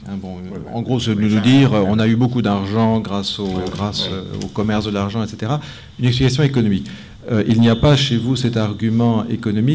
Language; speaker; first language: French; native; French